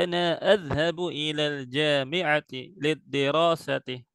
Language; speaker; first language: Arabic; non-native, fluent; Indonesian